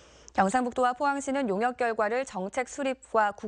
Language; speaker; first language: Korean; native; Korean